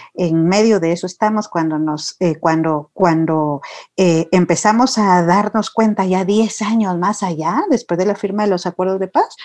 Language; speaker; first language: Spanish; native; Spanish